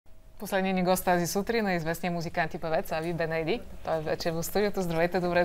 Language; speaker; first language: Bulgarian; native; Bulgarian